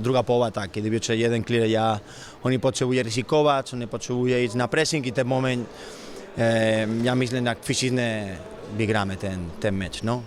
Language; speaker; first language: Polish; non-native, learner; Spanish